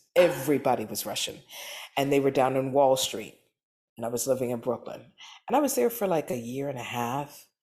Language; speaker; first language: English; native; English